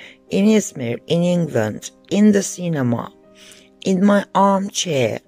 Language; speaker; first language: English; non-native, fluent; Turkish